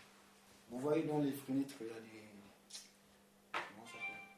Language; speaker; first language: French; non-native, learner; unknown